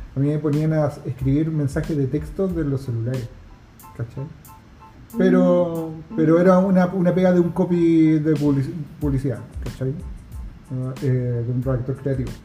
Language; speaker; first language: Spanish; native; Spanish